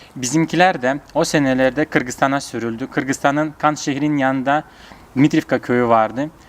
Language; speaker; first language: Turkish; early bilingual, heritage; Turkish